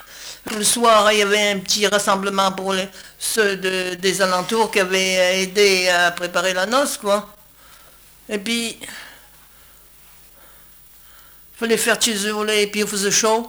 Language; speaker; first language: French; native; French